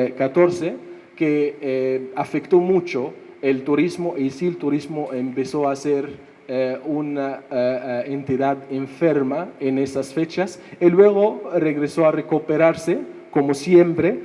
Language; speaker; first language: Spanish; non-native, fluent; Arabic